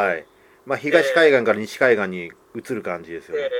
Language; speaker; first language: Japanese; native; Japanese